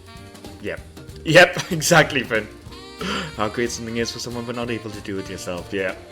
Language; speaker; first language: English; native; English